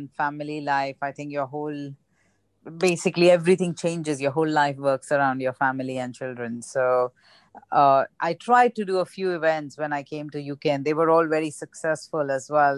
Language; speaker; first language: English; non-native, local second language; Gujarati